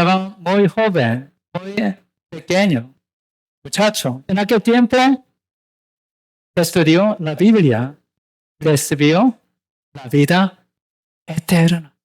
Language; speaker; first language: Spanish; non-native, learner; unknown